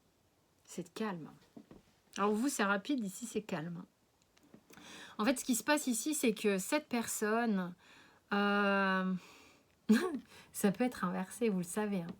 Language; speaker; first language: French; native; French